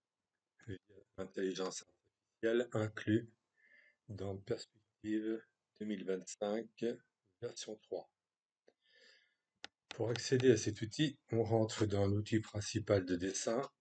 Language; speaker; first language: French; native; French